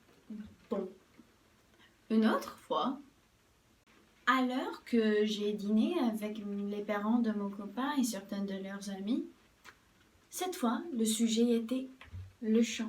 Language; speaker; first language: French; non-native, fluent; English